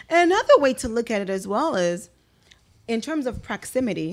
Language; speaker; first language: English; early bilingual, other home language; Haitian Creole